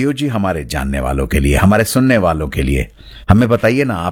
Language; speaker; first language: Hindi; native; Hindi